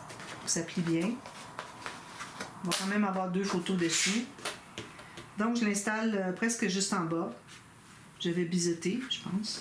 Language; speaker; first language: French; native; French